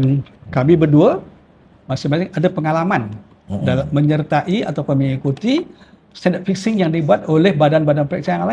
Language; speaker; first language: Malay; native; Malay